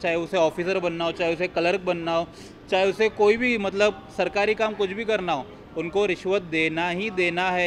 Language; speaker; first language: Hindi; native; Hindi